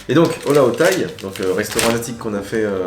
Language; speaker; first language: French; native; French